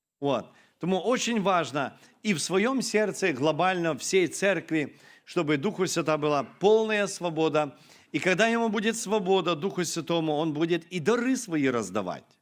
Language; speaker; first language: Russian; non-native, local second language; Ukrainian